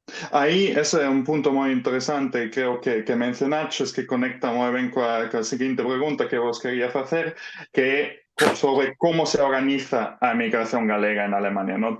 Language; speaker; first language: Galician; non-native, fluent; German